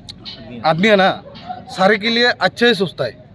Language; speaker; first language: Hindi; non-native, local second language; Bangla